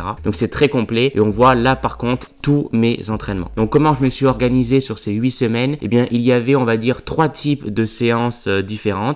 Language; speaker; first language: French; native; French